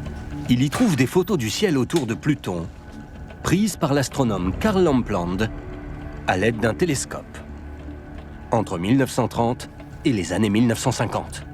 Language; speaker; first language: French; native; French